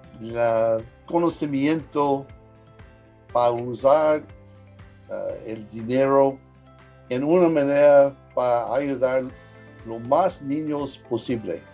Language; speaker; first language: Spanish; early bilingual, heritage; English